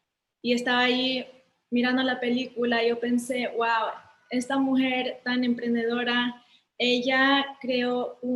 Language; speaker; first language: Spanish; early bilingual, heritage; Spanish